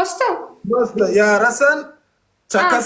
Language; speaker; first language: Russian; non-native, learner; Turkmen